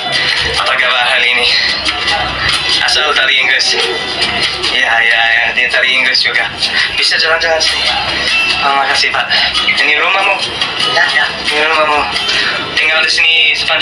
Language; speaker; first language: Indonesian; non-native, learner; English